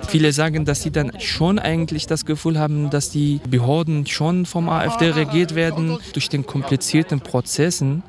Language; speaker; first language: German; non-native, fluent; Kurdish